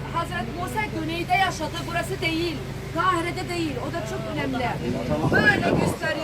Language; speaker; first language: Turkish; non-native, learner; Arabic